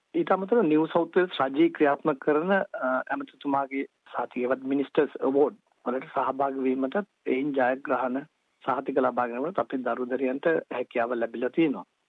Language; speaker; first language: Sinhala; native; Sinhala